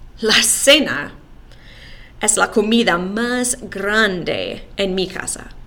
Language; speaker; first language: Spanish; non-native, fluent; English